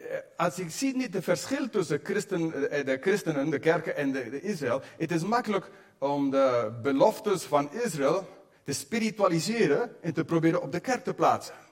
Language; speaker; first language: Dutch; non-native, fluent; English